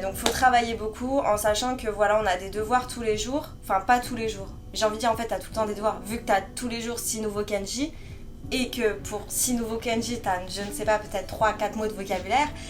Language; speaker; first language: French; native; French